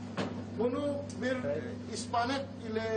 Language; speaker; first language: Turkish; non-native, learner; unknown